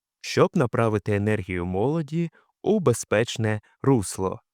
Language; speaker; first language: Ukrainian; native; Ukrainian